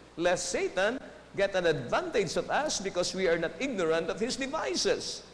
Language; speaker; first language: English; non-native, local second language; Filipino